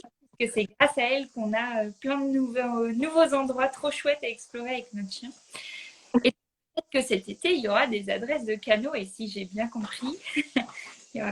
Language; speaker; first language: French; native; French